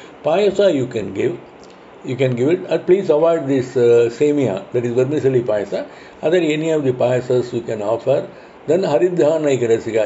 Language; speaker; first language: English; non-native, local second language; Tamil